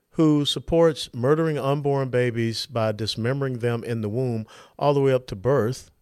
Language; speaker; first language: English; native; English